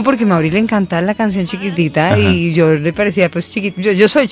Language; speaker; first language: Spanish; native; Spanish